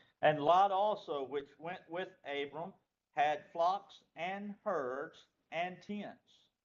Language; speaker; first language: English; native; English